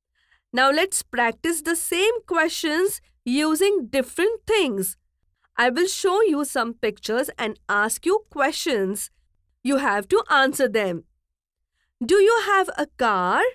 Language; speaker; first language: English; non-native, local second language; Marathi